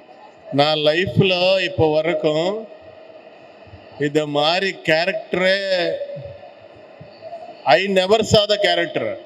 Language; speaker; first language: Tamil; non-native, learner; Telugu